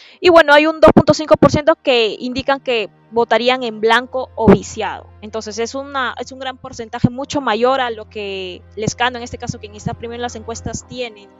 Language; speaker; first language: Spanish; native; Spanish